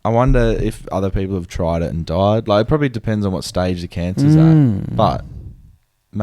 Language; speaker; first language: English; native; English